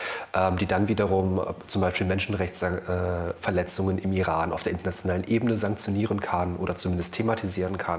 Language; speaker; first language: German; native; German